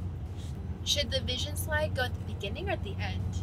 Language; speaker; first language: English; native; English